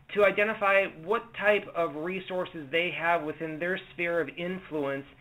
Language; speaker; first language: English; native; English